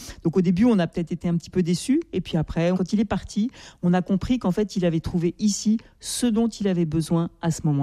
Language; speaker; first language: French; native; French